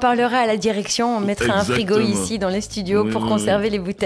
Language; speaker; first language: French; native; French